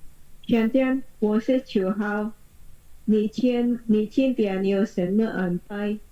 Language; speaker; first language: Chinese; non-native, learner; Indonesian